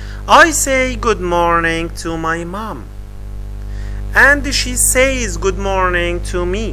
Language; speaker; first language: English; non-native, fluent; Arabic